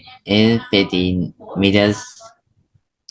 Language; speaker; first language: English; non-native, learner; Vietnamese